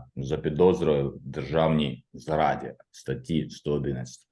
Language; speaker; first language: Ukrainian; native; Ukrainian